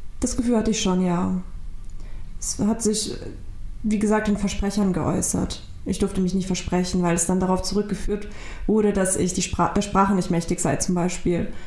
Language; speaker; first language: German; early bilingual, other home language; Turkish